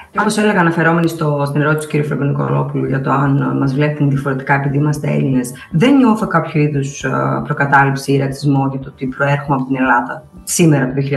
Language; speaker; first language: Greek; early bilingual, other home language; Albanian